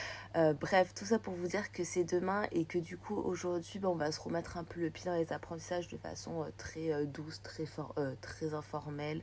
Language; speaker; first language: French; native; French